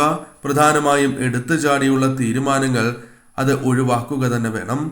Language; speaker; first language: Malayalam; native; Malayalam